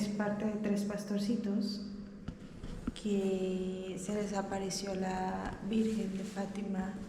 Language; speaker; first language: Spanish; native; Spanish